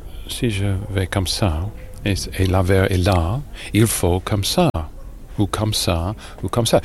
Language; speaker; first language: French; non-native, fluent; English